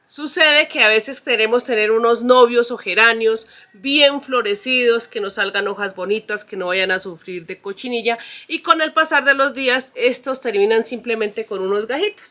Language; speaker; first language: Spanish; native; Spanish